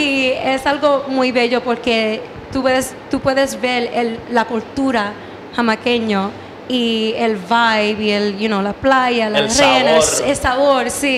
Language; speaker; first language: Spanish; early bilingual, heritage; English